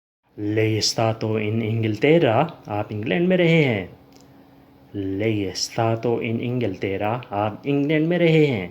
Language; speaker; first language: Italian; non-native, learner; Urdu